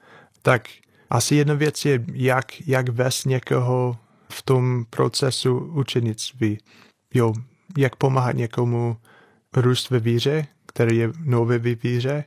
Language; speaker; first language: Czech; non-native, fluent; English